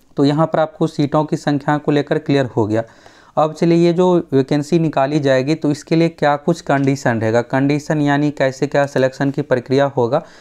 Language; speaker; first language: Hindi; native; Hindi